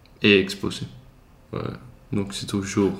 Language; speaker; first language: French; non-native, learner; Swedish